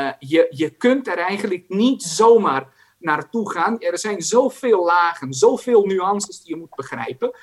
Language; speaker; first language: Dutch; non-native, fluent; Croatian